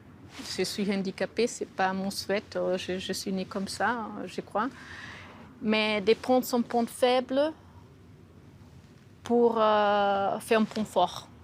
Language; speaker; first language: French; non-native, fluent; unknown